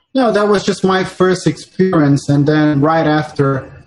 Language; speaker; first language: English; non-native, fluent; Portuguese